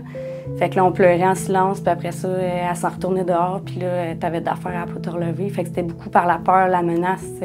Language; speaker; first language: French; native; French